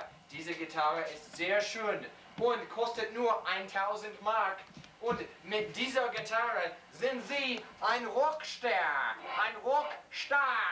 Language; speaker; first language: German; non-native, learner; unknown